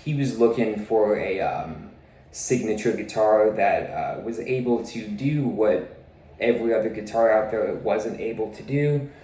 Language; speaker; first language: English; native; English